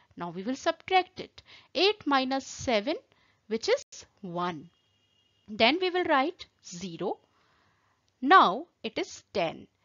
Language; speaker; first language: English; non-native, local second language; Hindi